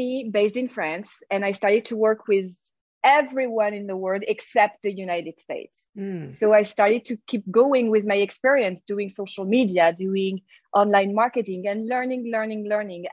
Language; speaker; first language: English; non-native, fluent; French